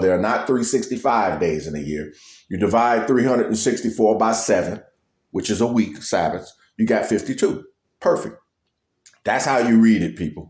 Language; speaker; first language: English; native; English